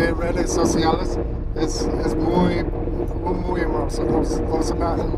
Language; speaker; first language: Spanish; non-native, learner; English